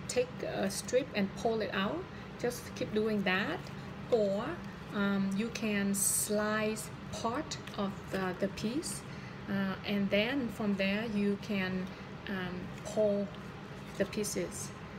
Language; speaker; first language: English; non-native, fluent; Vietnamese